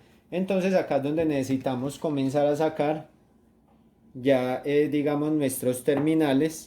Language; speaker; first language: Spanish; native; Spanish